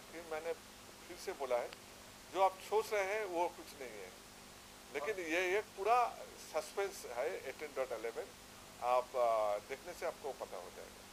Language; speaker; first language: Hindi; non-native, local second language; Assamese